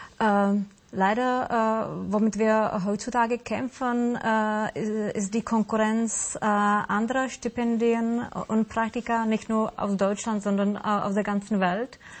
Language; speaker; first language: German; non-native, fluent; Czech